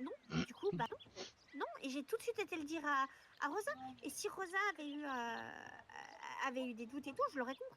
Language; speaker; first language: French; native; French